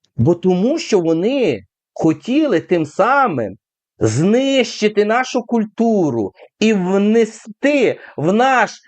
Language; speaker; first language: Ukrainian; native; Ukrainian